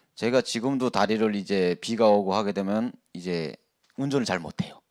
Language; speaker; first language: Korean; native; Korean